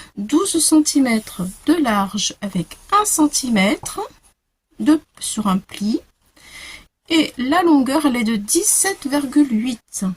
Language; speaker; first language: French; native; French